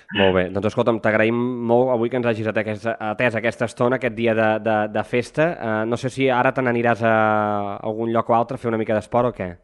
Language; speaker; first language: Catalan; native; Catalan